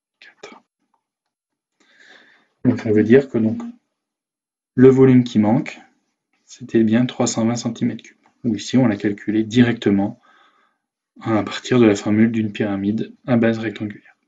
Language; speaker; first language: French; native; French